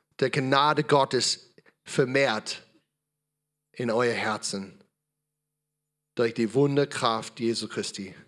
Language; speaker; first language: German; non-native, learner; English